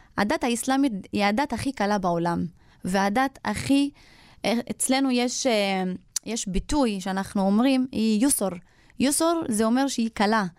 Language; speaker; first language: Hebrew; non-native, local second language; Arabic